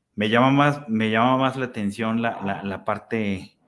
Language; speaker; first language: Spanish; native; Spanish